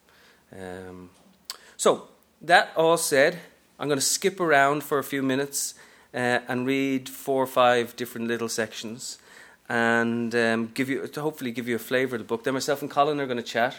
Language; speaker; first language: English; native; English